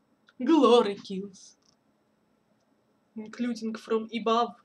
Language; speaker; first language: English; non-native, learner; Russian